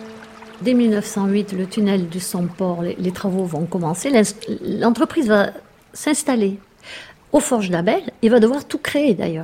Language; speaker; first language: French; native; French